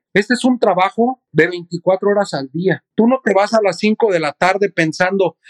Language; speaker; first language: Spanish; native; Spanish